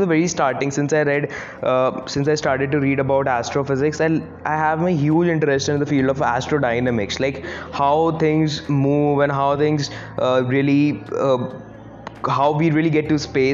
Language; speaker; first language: English; non-native, local second language; Hindi